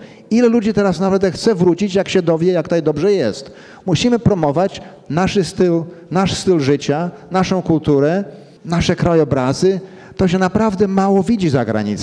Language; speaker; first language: Polish; early bilingual, heritage; Polish